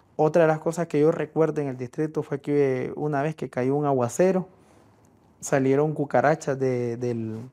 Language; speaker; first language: Spanish; native; Spanish